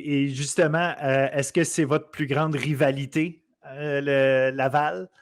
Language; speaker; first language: French; native; French